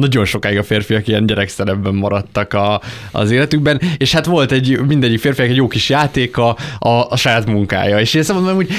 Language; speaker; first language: Hungarian; native; Hungarian